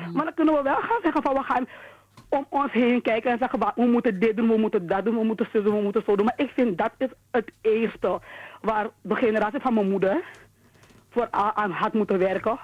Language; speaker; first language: Dutch; native; Dutch